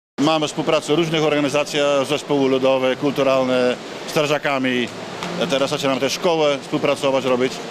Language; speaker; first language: Polish; non-native, learner; Dutch